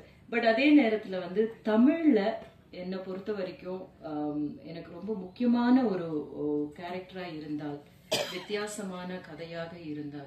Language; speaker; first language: Tamil; native; Tamil